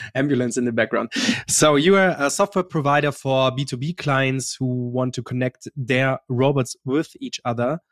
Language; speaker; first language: English; non-native, fluent; German